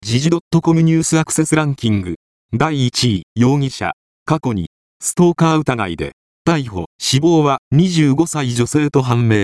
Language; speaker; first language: Japanese; native; Japanese